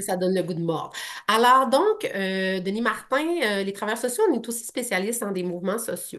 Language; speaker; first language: French; native; French